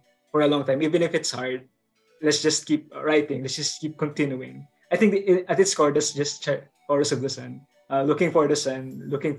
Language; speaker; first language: English; non-native, local second language; Bikol